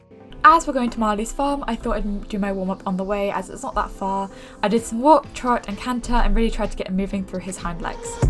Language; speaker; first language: English; native; English